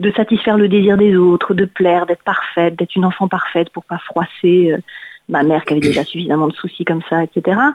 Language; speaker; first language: French; native; French